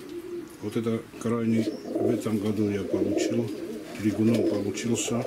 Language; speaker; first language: Russian; non-native, local second language; Georgian